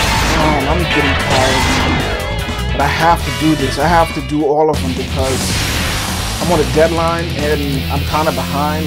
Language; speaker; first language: English; native; English